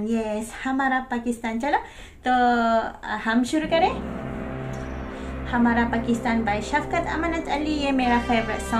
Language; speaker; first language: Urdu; non-native, learner; Malay